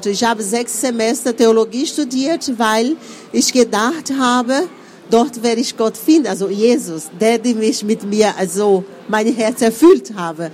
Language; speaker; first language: German; non-native, fluent; Portuguese